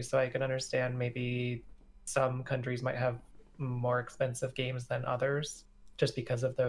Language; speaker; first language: English; native; English